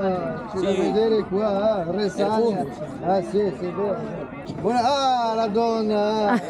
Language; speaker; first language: Italian; non-native, learner; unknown